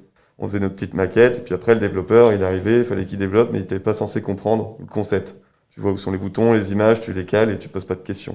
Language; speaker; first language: French; native; French